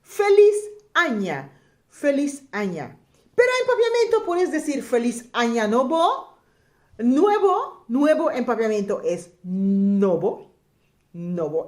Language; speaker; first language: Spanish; non-native, local second language; Papiamento